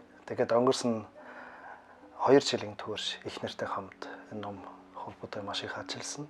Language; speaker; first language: Mongolian; non-native, learner; German